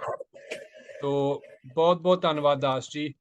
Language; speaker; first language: Hindi; non-native, local second language; Punjabi